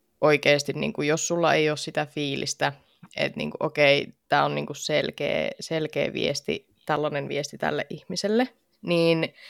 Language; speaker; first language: Finnish; native; Finnish